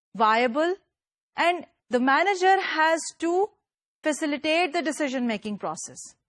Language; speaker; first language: English; non-native, local second language; Urdu